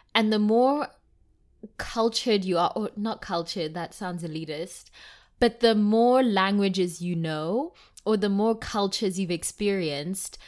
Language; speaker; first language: English; non-native, local second language; Tswana